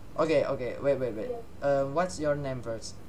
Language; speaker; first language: English; non-native, learner; Thai